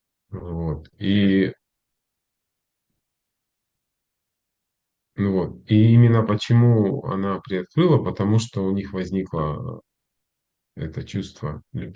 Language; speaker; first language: Russian; native; Russian